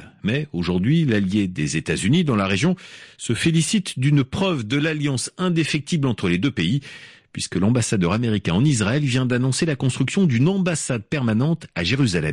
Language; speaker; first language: French; native; French